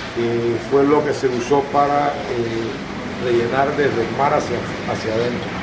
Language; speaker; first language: Spanish; native; Spanish